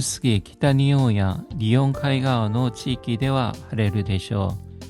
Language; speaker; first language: Japanese; non-native, fluent; Korean